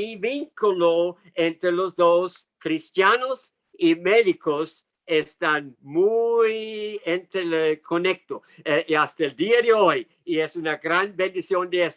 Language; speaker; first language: Spanish; non-native, fluent; English